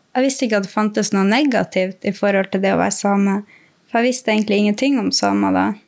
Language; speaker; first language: Norwegian; native; Norwegian